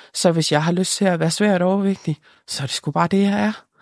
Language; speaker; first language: Danish; early bilingual, other home language; Lithuanian